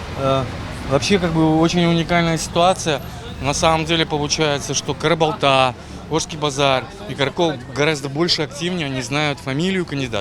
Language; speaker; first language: Russian; native; Russian